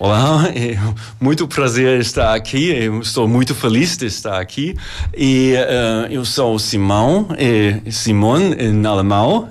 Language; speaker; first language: Portuguese; non-native, learner; German